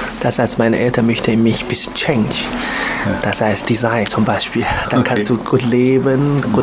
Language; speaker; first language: German; non-native, learner; Chinese